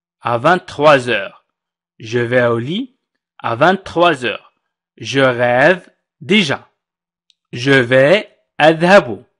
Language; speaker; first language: French; non-native, fluent; Arabic